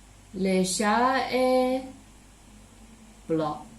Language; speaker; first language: French; non-native, learner; Chinese